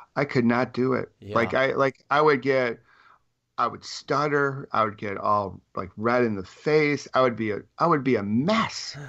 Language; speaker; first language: English; native; English